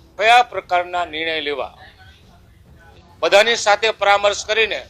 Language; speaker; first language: Gujarati; native; Gujarati